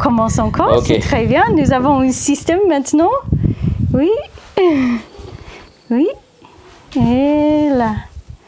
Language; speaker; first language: French; non-native, learner; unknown